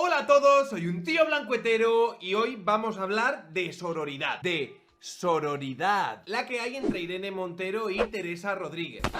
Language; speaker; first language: Spanish; native; Spanish